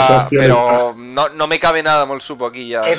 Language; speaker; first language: Spanish; native; Spanish